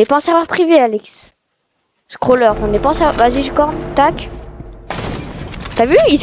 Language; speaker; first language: French; native; French